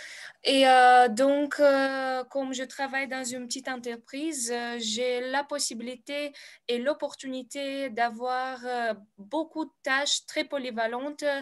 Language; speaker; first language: French; non-native, fluent; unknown